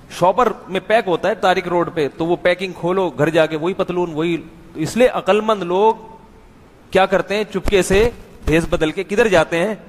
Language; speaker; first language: Urdu; native; Urdu